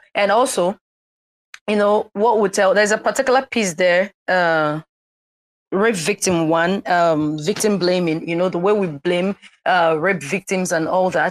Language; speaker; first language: English; non-native, local second language; Igbo